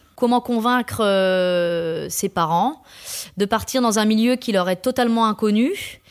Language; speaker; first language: French; native; French